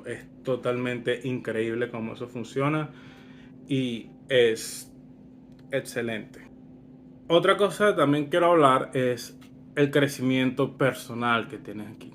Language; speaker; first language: Spanish; early bilingual, other home language; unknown